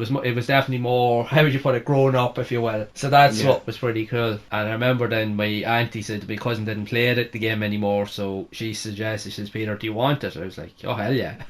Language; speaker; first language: English; native; English